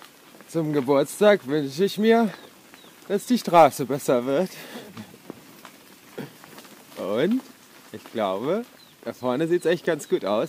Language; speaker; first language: German; native; German